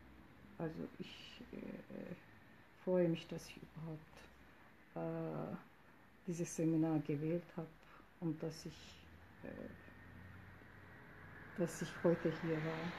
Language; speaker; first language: German; non-native, fluent; Turkish